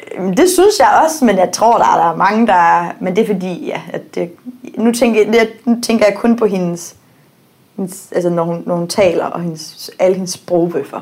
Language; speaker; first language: Danish; early bilingual, heritage; English